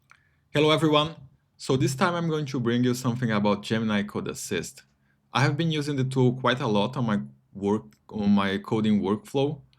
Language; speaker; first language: English; non-native, fluent; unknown